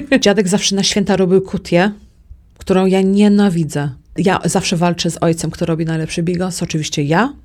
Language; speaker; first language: Polish; early bilingual, heritage; Polish